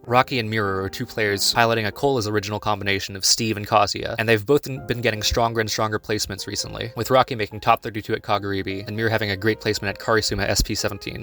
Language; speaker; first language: English; native; English